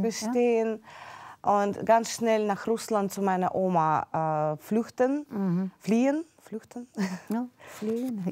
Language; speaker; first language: German; non-native, fluent; Russian